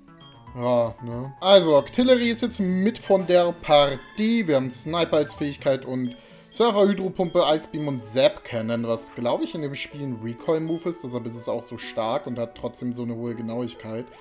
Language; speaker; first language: German; native; German